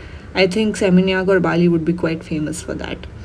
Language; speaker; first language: English; non-native, local second language; Hindi